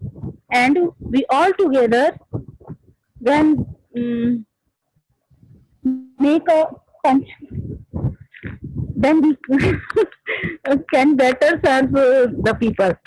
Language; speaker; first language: English; non-native, learner; Hindi